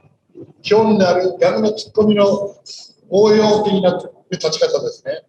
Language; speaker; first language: Japanese; native; Japanese